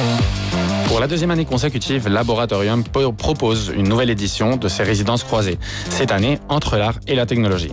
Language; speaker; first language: French; non-native, fluent; Spanish